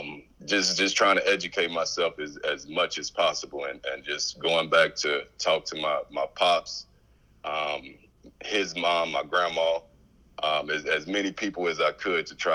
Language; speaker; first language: English; native; English